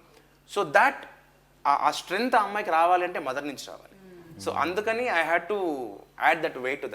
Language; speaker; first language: Telugu; native; Telugu